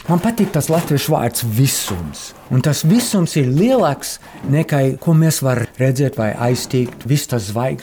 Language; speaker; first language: Latvian; early bilingual, heritage; Latvian